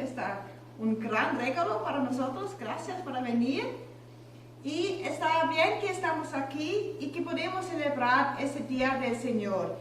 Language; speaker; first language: Spanish; non-native, learner; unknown